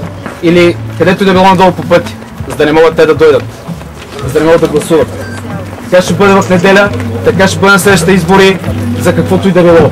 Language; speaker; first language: Bulgarian; native; Bulgarian